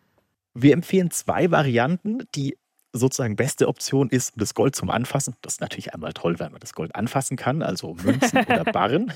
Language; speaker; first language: German; native; German